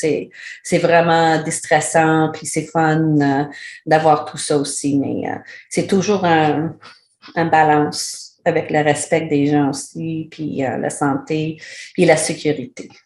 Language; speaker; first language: French; non-native, learner; English